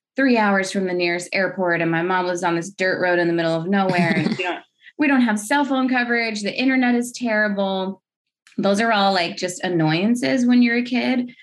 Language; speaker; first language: English; native; English